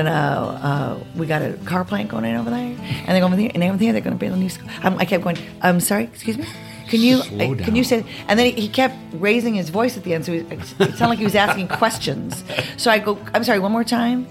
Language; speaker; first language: English; native; English